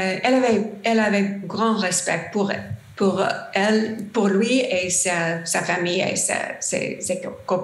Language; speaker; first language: French; non-native, learner; English